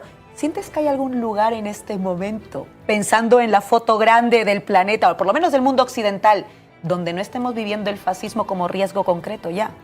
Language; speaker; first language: Spanish; native; Spanish